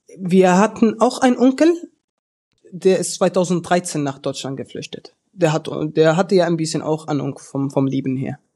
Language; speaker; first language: German; early bilingual, other home language; Arabic